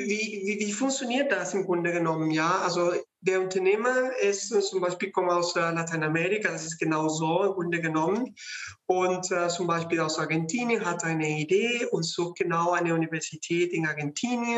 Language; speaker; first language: German; non-native, fluent; Spanish